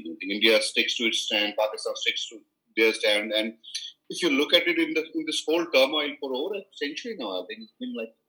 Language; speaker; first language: English; non-native, local second language; Kashmiri